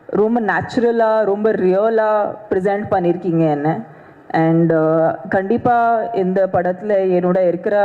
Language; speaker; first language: Tamil; non-native, fluent; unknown